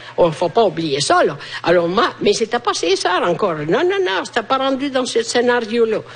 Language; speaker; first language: French; non-native, fluent; Italian